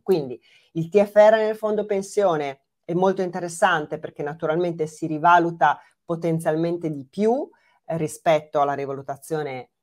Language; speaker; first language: Italian; native; Italian